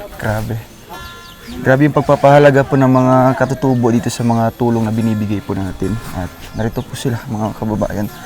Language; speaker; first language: Filipino; non-native, local second language; Cebuano